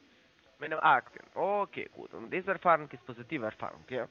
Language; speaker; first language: German; non-native, learner; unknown